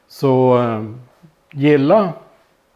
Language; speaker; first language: Swedish; native; Swedish